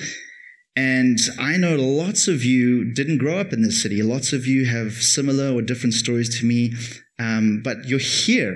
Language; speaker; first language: English; native; English